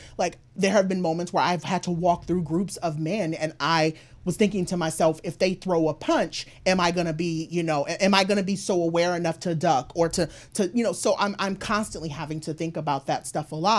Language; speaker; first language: English; native; English